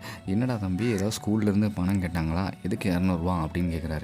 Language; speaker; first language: Tamil; native; Tamil